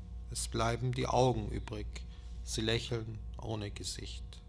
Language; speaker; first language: German; early bilingual, other home language; Turkish